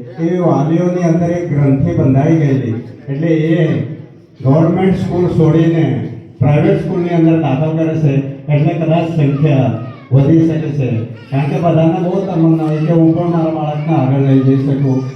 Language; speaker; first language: Gujarati; native; Gujarati